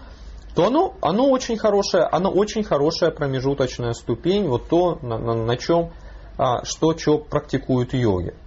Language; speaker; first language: Russian; native; Russian